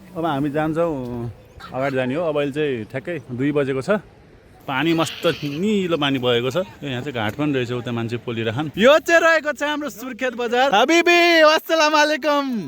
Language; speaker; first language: Nepali; native; Nepali